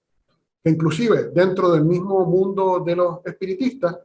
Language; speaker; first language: Spanish; native; Spanish